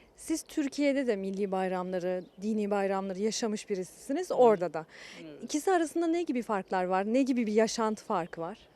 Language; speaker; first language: Turkish; native; Turkish